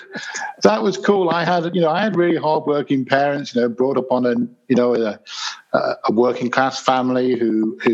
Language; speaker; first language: English; native; English